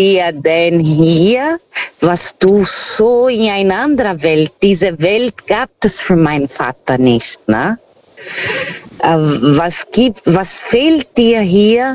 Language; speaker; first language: German; non-native, fluent; Portuguese